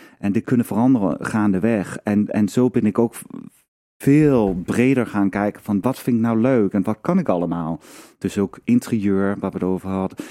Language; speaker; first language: Dutch; non-native, fluent; Danish